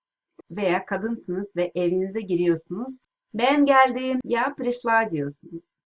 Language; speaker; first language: Turkish; non-native, fluent; Russian